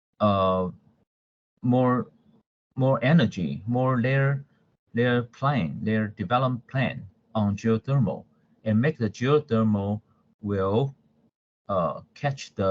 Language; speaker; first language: English; non-native, fluent; Chinese